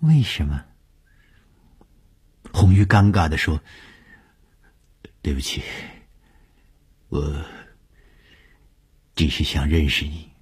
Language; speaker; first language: Chinese; native; Chinese